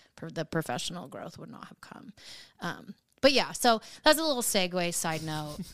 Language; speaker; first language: English; native; English